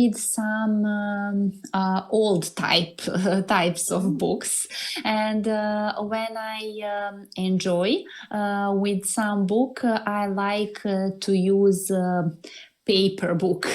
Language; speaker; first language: English; non-native, learner; Serbian